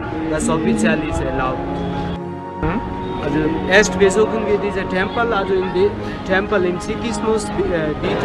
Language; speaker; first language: German; non-native, learner; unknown